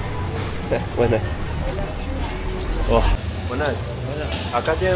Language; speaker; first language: Spanish; non-native, learner; English